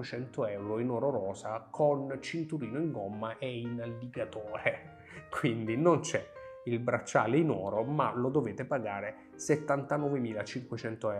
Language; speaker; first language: Italian; native; Italian